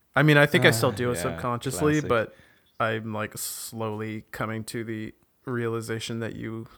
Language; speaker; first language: English; native; English